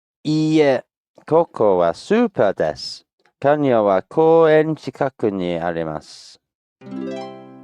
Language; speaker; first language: Japanese; non-native, learner; English